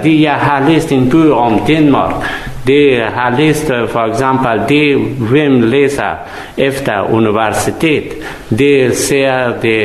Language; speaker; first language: Danish; non-native, learner; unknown